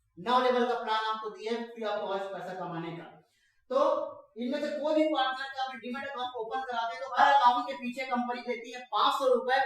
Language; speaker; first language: Hindi; non-native, local second language; Marathi